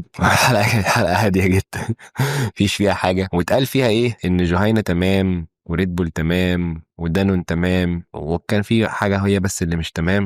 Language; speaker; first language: Arabic; native; Arabic